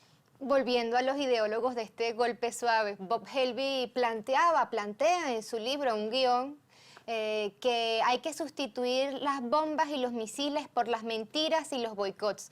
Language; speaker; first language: Spanish; native; Spanish